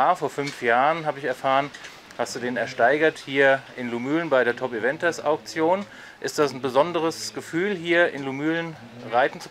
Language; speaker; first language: German; native; German